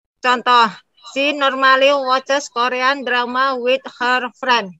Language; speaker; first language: English; non-native, learner; Indonesian